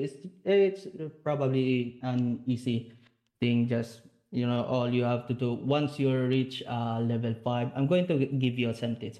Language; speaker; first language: English; non-native, local second language; Hiligaynon